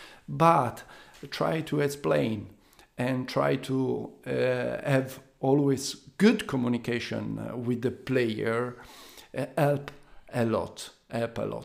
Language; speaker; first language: English; non-native, learner; Italian